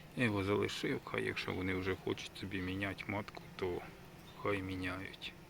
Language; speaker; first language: Ukrainian; native; Ukrainian